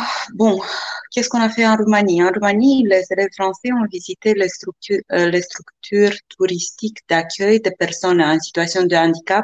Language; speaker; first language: French; non-native, fluent; Romanian